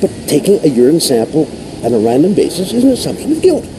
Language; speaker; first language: English; native; English